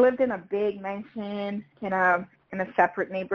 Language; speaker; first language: English; non-native, fluent; Portuguese